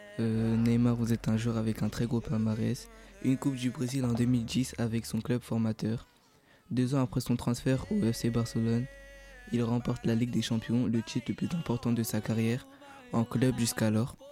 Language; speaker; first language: French; native; French